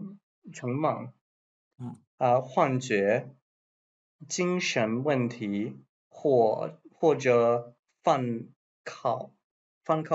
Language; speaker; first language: Chinese; non-native, learner; English